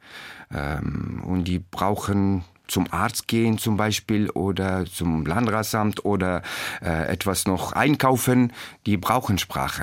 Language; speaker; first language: German; non-native, learner; Persian